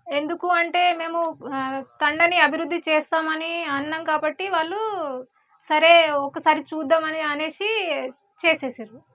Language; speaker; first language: Telugu; non-native, local second language; Lambadi